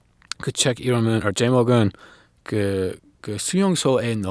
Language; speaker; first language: Korean; non-native, learner; English